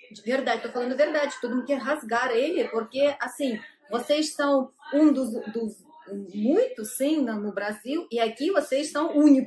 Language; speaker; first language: Portuguese; non-native, fluent; Russian